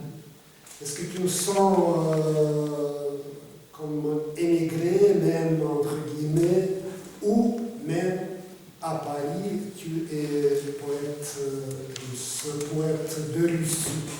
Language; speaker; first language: French; non-native, fluent; Russian